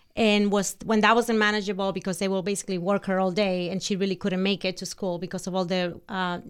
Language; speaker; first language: English; non-native, fluent; Spanish